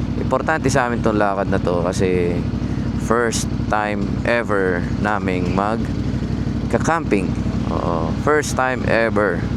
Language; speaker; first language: Filipino; native; Filipino